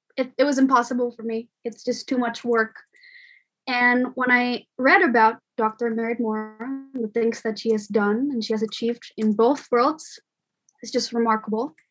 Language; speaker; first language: English; non-native, fluent; Indonesian